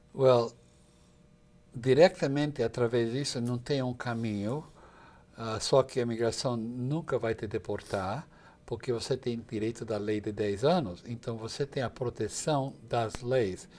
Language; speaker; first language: Portuguese; non-native, fluent; English